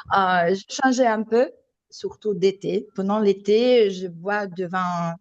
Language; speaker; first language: French; non-native, fluent; Italian